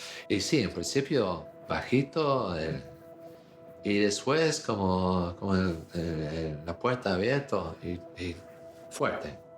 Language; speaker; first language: Spanish; non-native, fluent; English